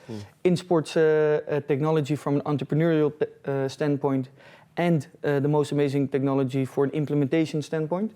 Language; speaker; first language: English; non-native, fluent; Dutch